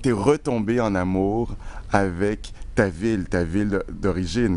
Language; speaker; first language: French; native; French